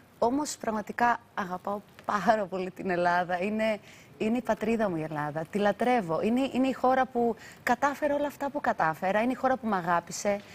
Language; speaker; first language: Greek; early bilingual, other home language; Albanian